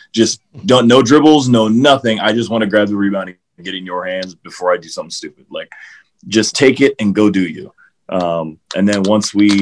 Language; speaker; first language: English; native; English